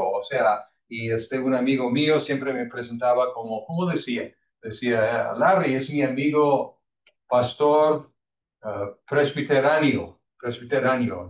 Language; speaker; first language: Spanish; non-native, fluent; English